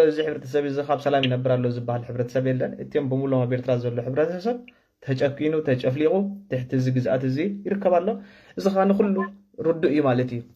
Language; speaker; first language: Tigrinya; non-native, local second language; Afar